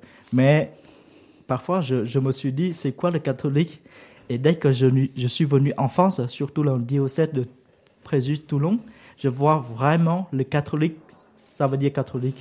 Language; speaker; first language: French; non-native, learner; Vietnamese